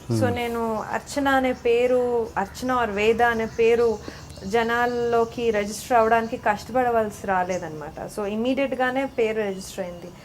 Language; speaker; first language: Telugu; native; Telugu